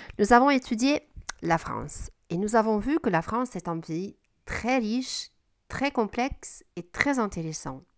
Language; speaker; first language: French; non-native, fluent; Italian